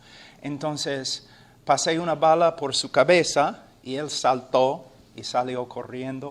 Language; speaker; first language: Spanish; non-native, fluent; English